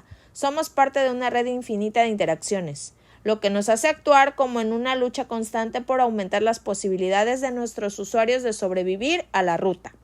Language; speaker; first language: Spanish; native; Spanish